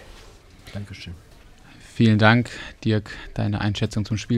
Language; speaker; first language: German; native; German